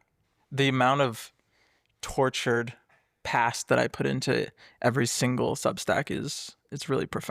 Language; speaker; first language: English; native; English